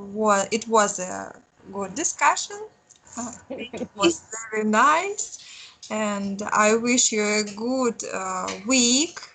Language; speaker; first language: English; non-native, learner; Russian